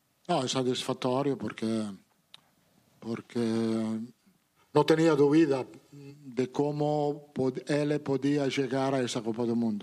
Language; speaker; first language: Portuguese; non-native, fluent; Italian